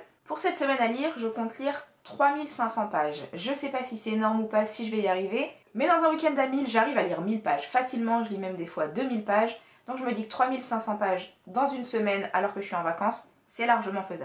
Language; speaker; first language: French; native; French